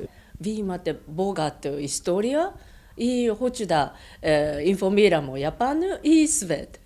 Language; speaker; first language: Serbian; non-native, learner; Japanese